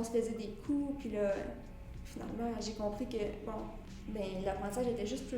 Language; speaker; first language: French; native; French